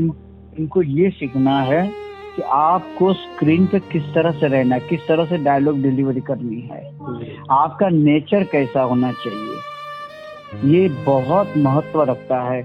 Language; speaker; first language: Hindi; native; Hindi